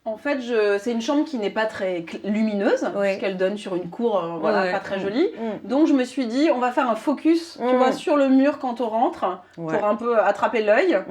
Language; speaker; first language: French; native; French